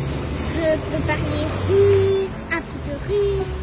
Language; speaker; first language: French; non-native, learner; Spanish